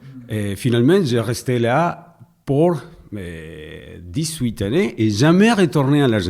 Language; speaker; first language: French; non-native, fluent; Spanish